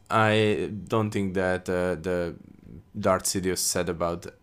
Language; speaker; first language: English; non-native, fluent; Hungarian